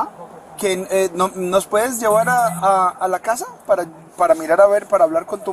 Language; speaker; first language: Spanish; early bilingual, heritage; Spanish